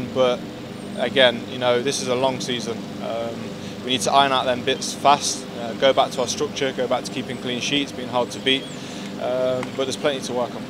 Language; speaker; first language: English; native; English